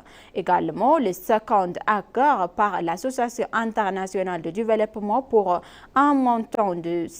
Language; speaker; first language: French; non-native, fluent; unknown